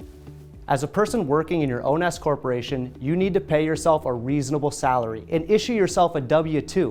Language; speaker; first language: English; native; English